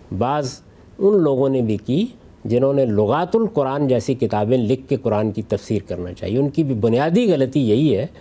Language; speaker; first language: Urdu; non-native, local second language; Punjabi